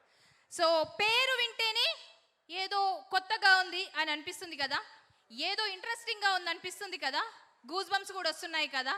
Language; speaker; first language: Telugu; native; Telugu